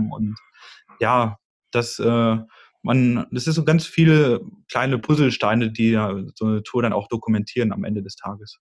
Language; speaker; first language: German; native; German